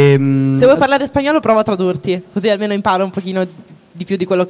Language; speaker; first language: Italian; native; Italian